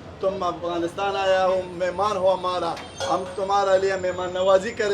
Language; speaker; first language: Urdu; non-native, learner; Pashto